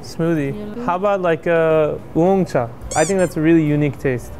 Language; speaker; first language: English; native; English